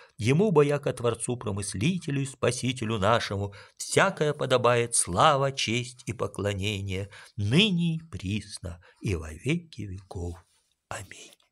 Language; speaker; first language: Russian; non-native, local second language; Ukrainian